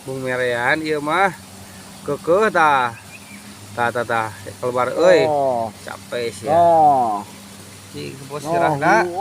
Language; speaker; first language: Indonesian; non-native, local second language; Sundanese